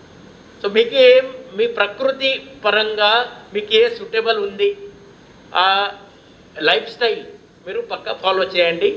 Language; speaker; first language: Telugu; non-native, local second language; Hindi